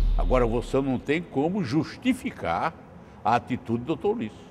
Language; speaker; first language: Portuguese; native; Portuguese